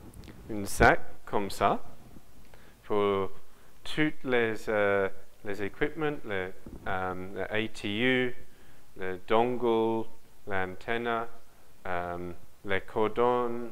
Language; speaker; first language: French; non-native, learner; English